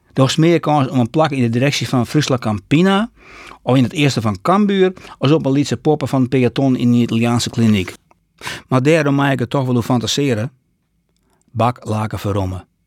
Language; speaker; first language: Dutch; native; Dutch